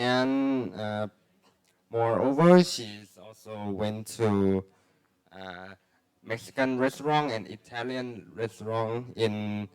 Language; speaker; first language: English; non-native, learner; Thai